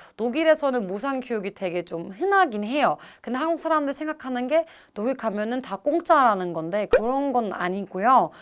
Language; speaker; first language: Korean; non-native, fluent; German